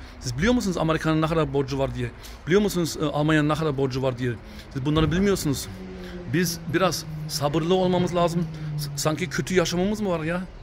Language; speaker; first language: Turkish; early bilingual, heritage; Turkish